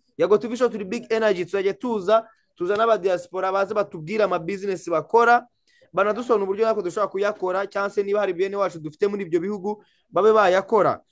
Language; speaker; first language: Kinyarwanda; native; Kinyarwanda